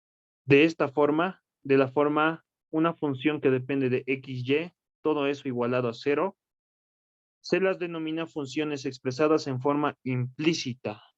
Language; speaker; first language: Spanish; native; Spanish